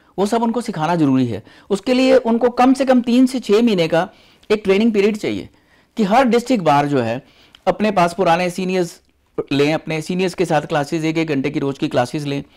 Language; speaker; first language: Hindi; non-native, local second language; Punjabi